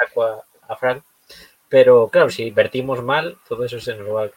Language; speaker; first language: Spanish; native; Spanish